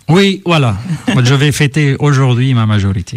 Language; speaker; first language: French; non-native, fluent; Arabic